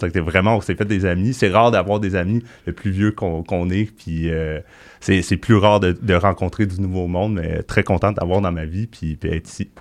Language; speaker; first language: French; native; French